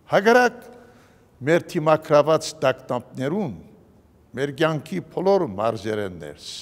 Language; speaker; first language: Armenian; early bilingual, heritage; Armenian